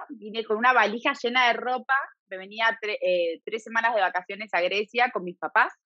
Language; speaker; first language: Spanish; native; Spanish